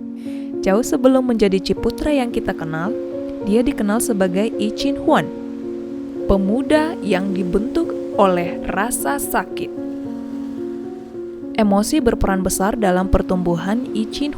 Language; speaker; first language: Indonesian; native; Indonesian